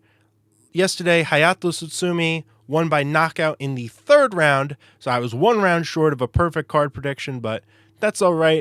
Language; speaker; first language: English; native; English